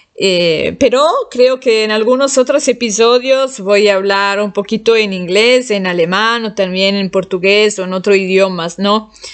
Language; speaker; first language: Spanish; non-native, fluent; Italian